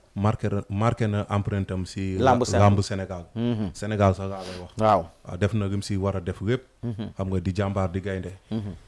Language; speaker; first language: Wolof; non-native, local second language; Serer